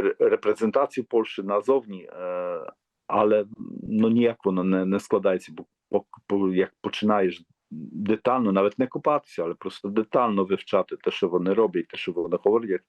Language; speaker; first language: Polish; non-native, learner; Ukrainian